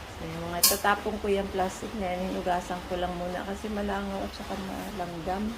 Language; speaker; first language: Filipino; native; Filipino